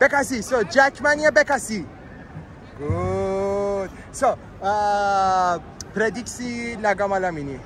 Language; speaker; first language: Indonesian; non-native, learner; Persian